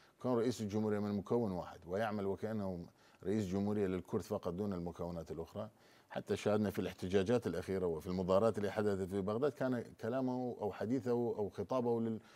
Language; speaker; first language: Arabic; non-native, local second language; Turkmen